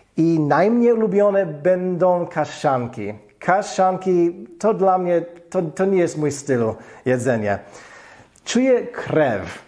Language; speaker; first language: Polish; non-native, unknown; English